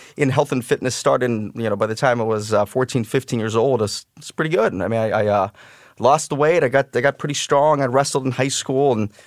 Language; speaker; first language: English; early bilingual, other home language; Russian